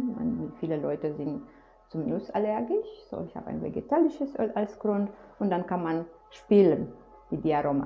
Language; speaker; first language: German; non-native, fluent; Romanian